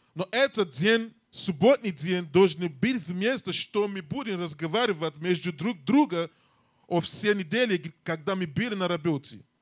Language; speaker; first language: Russian; non-native, learner; English